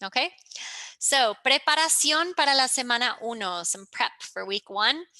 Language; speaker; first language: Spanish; early bilingual, heritage; English